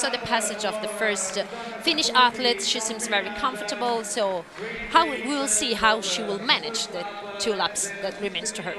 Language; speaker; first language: English; non-native, fluent; Italian